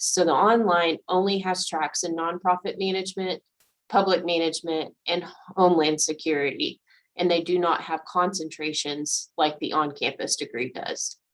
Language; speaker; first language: English; native; English